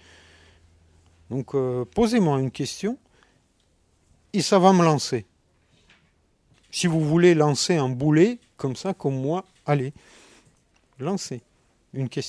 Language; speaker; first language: French; non-native, fluent; Russian